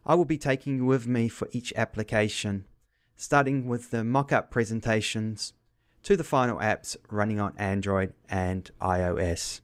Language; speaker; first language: English; native; English